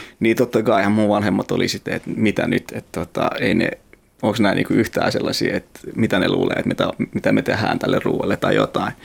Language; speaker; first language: Finnish; early bilingual, other home language; Persian